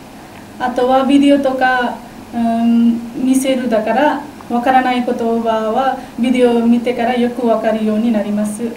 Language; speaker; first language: Japanese; non-native, learner; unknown